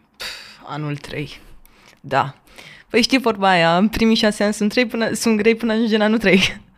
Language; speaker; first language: Romanian; native; Romanian